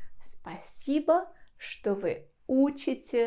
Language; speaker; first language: Russian; non-native, fluent; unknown